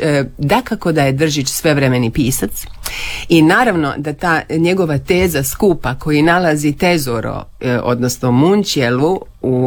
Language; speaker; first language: Serbian; native; Serbian